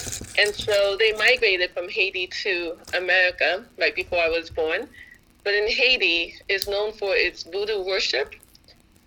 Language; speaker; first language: English; native; English